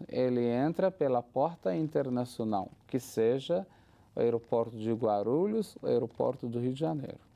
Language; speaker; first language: Portuguese; non-native, fluent; Arabic